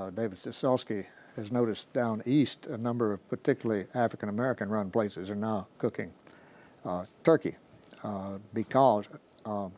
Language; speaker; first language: English; native; English